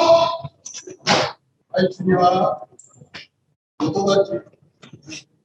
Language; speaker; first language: Japanese; native; Japanese